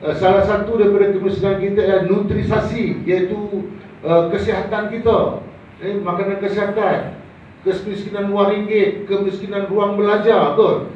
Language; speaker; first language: Malay; native; Malay